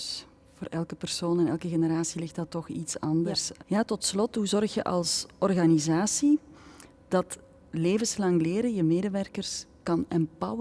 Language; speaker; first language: Dutch; native; Dutch